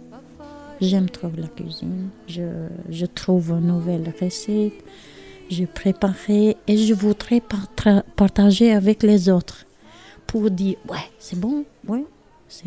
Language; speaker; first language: French; non-native, learner; Albanian